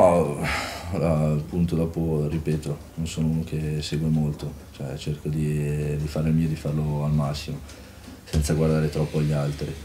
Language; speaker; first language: Italian; native; Italian